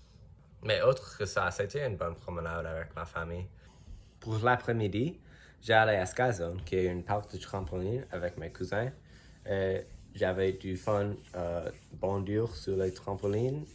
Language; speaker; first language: French; non-native, learner; English